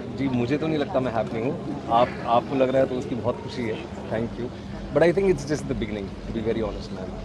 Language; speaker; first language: Hindi; native; Hindi